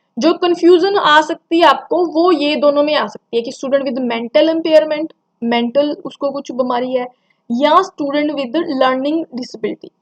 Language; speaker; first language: Hindi; non-native, local second language; Punjabi